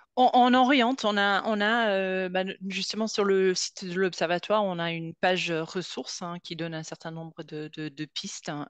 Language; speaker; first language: French; native; French